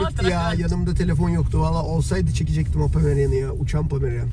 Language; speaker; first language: Turkish; native; Turkish